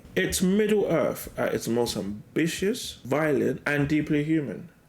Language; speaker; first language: English; native; English